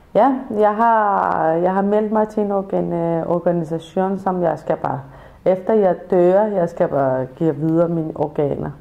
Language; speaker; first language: Danish; non-native, learner; Persian